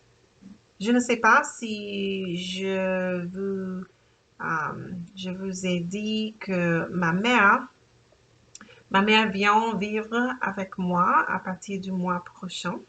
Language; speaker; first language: French; non-native, learner; English